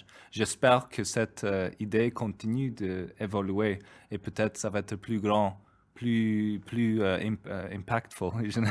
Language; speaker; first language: French; non-native, fluent; Spanish